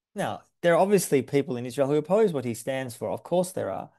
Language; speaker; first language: English; native; English